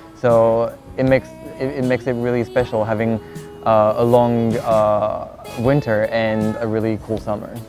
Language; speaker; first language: English; non-native, fluent; French